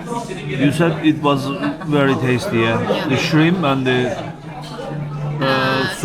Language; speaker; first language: English; non-native, learner; Turkish